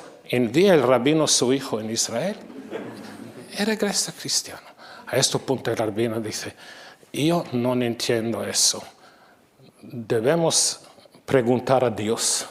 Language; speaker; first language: Spanish; non-native, fluent; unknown